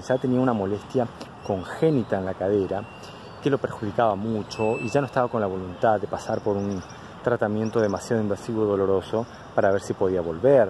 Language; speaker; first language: Spanish; native; Spanish